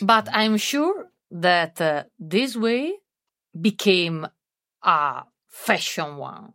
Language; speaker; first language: English; non-native, learner; Italian